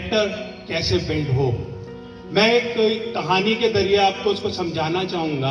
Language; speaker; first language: Hindi; native; Hindi